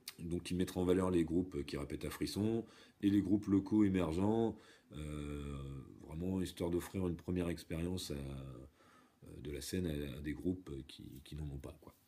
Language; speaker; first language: French; native; French